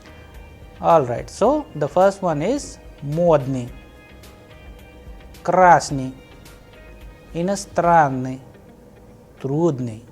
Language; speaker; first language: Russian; non-native, fluent; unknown